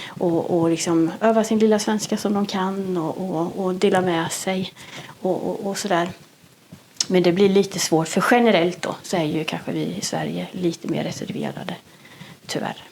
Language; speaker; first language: Swedish; native; Swedish